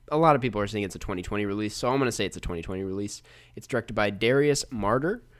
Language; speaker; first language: English; native; English